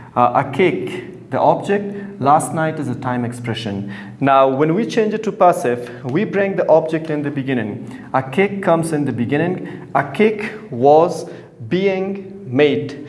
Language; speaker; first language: English; non-native, fluent; Persian